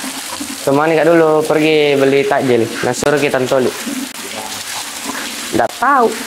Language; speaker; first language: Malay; early bilingual, heritage; Malay